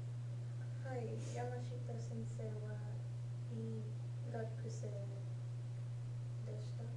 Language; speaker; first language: Japanese; non-native, learner; English